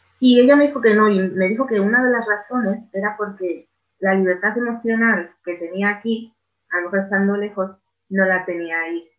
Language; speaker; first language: Spanish; native; Spanish